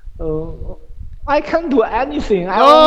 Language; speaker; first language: English; non-native, learner; Chinese